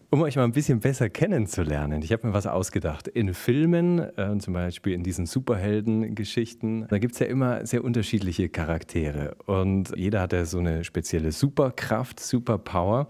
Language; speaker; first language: German; native; German